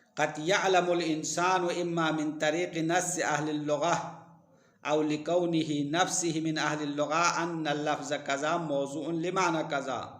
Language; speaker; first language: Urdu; non-native, local second language; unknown